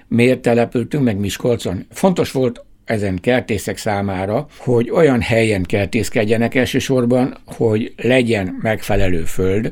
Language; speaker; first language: Hungarian; native; Hungarian